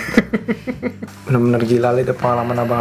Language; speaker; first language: Indonesian; native; Indonesian